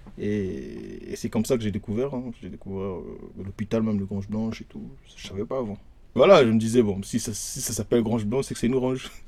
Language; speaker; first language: French; non-native, local second language; Lingala